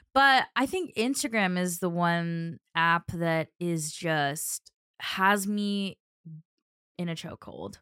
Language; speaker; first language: English; early bilingual, other home language; Telugu